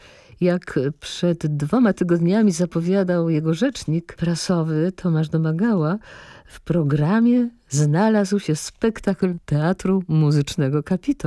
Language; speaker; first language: Polish; native; Polish